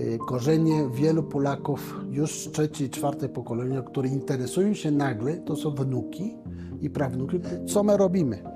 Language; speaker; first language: Polish; early bilingual, heritage; Spanish